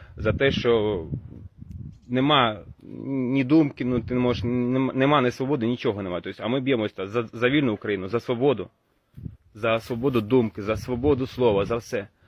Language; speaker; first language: Ukrainian; non-native, local second language; Russian